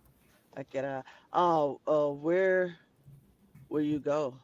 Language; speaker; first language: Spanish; non-native, learner; English